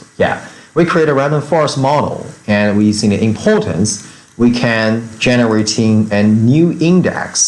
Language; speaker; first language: English; non-native, fluent; Chinese